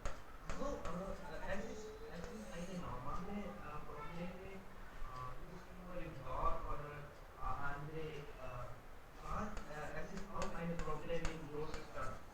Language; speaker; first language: German; non-native, learner; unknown